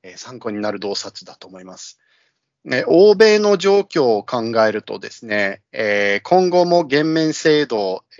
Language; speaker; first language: Japanese; non-native, fluent; English